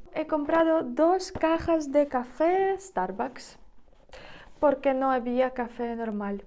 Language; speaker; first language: Spanish; non-native, learner; Ukrainian